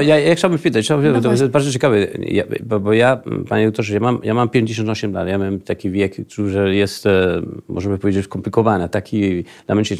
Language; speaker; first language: Polish; non-native, learner; Spanish